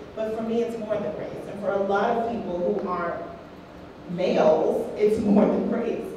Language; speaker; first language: English; native; English